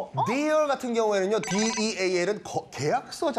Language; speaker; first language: Korean; native; Korean